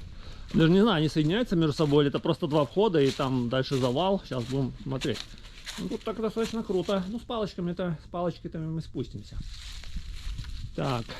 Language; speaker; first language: Russian; native; Russian